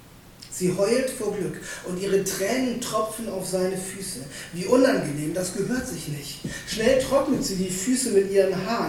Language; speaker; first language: German; native; German